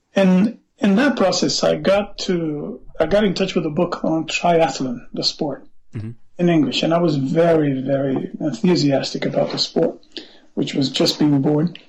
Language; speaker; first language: English; non-native, fluent; Portuguese